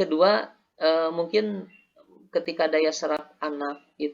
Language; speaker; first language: Indonesian; native; Indonesian